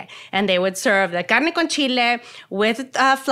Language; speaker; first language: English; native; English